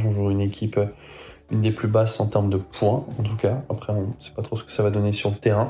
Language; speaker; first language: French; native; French